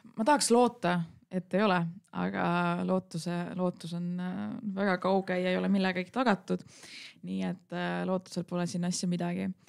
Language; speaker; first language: Estonian; non-native, local second language; Russian